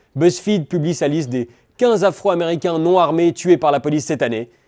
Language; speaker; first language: French; native; French